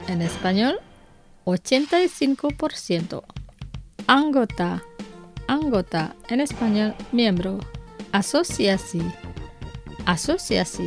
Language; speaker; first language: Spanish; non-native, fluent; Indonesian